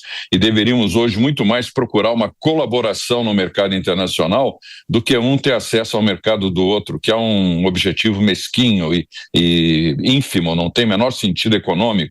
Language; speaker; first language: Portuguese; native; Portuguese